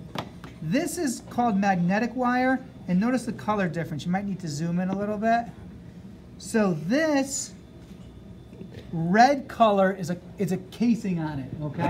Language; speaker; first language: English; native; English